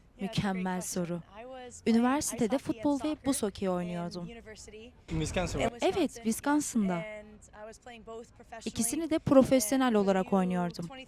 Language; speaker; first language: Turkish; non-native, learner; English